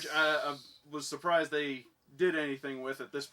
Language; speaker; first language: English; native; English